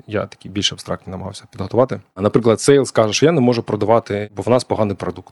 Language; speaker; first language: Ukrainian; non-native, local second language; Russian